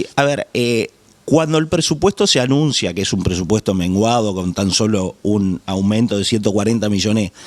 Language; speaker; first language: Spanish; native; Spanish